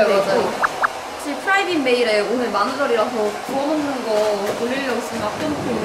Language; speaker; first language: Korean; native; Korean